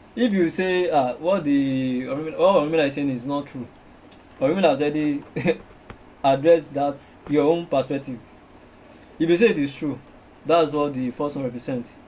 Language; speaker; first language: English; non-native, local second language; Yoruba